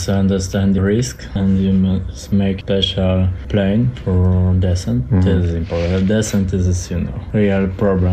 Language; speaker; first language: English; non-native, learner; Polish